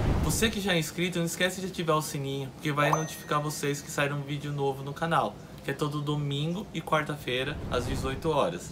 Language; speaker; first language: Portuguese; native; Portuguese